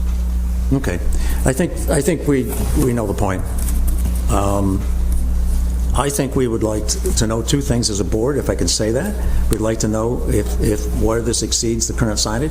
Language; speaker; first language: English; native; English